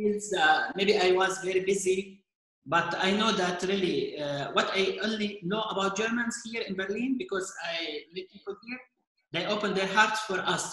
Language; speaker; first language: English; non-native, fluent; Arabic